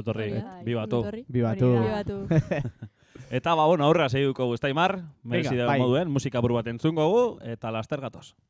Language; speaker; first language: Basque; native; Basque